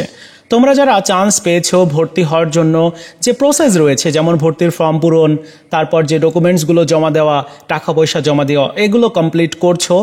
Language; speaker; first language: Bangla; native; Bangla